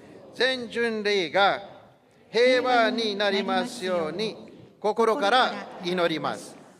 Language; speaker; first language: Japanese; non-native, fluent; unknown